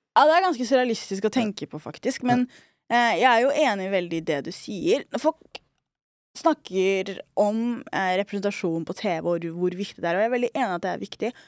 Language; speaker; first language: Norwegian; early bilingual, other home language; Somali